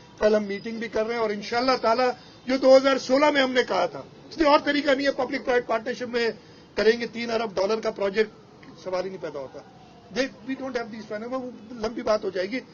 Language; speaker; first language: Urdu; non-native, local second language; Sindhi